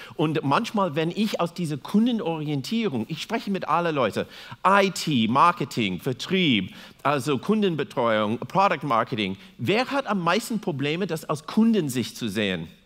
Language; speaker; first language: German; non-native, fluent; English